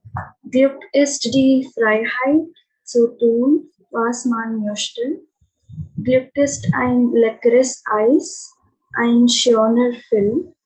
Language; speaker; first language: German; non-native, learner; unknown